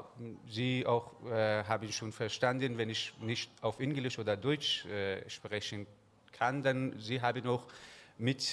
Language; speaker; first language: German; non-native, learner; Persian